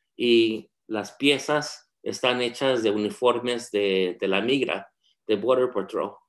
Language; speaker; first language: Spanish; early bilingual, heritage; Spanish